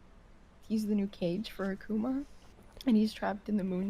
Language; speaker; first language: English; native; English